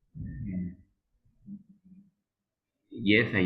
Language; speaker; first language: English; non-native, learner; Spanish